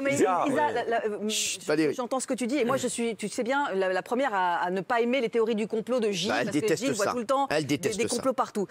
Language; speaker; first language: French; native; French